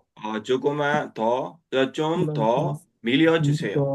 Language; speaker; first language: Korean; non-native, learner; Burmese